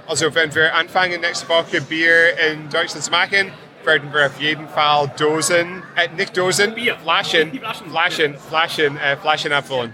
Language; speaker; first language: German; non-native, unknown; English